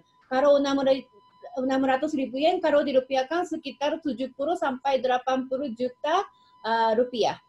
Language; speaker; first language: Indonesian; non-native, fluent; Japanese